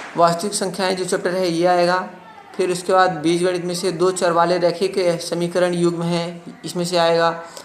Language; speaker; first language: Hindi; native; Hindi